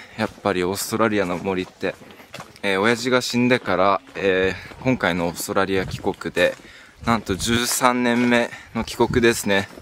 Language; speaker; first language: Japanese; early bilingual, heritage; Japanese